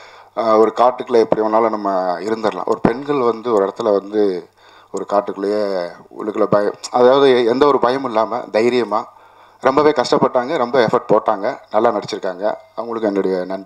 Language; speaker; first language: Tamil; native; Tamil